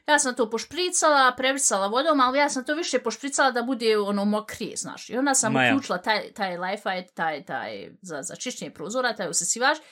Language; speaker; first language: Bosnian; early bilingual, heritage; Bosnian